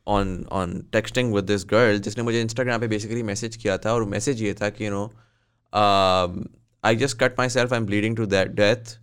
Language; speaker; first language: English; non-native, local second language; Urdu